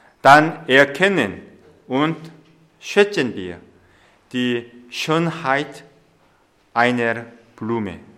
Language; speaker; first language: German; non-native, fluent; Korean